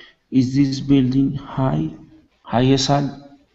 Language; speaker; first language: English; non-native, learner; Spanish